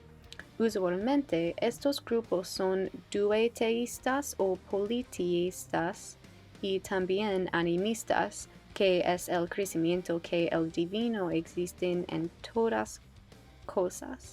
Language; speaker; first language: Spanish; non-native, learner; English